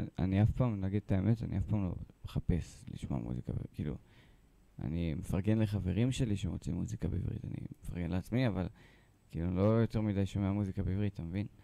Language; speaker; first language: Hebrew; early bilingual, other home language; Italian